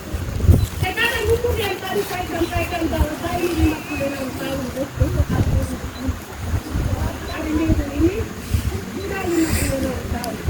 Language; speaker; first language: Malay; non-native, local second language; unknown